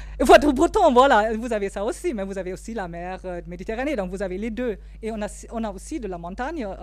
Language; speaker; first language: French; non-native, fluent; German